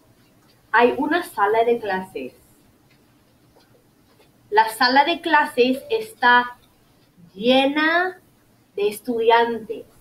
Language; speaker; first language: Spanish; non-native, fluent; English